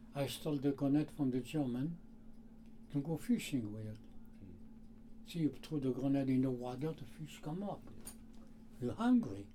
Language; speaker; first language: English; non-native, learner; Armenian